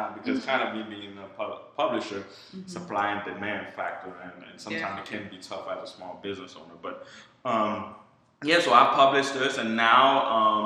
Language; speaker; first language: English; early bilingual, other home language; Haitian Creole